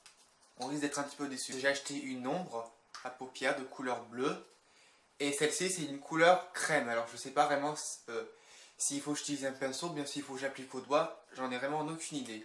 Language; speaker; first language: French; native; French